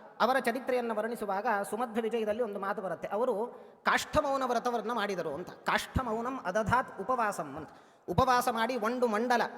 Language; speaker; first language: Kannada; non-native, local second language; Konkani